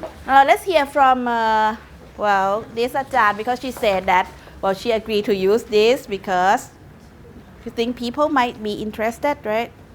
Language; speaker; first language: English; non-native, fluent; Thai